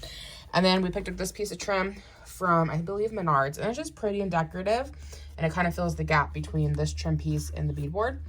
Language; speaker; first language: English; native; English